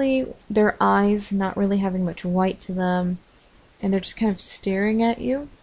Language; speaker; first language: English; native; English